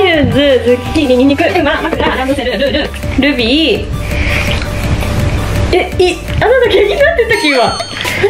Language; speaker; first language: Japanese; native; Japanese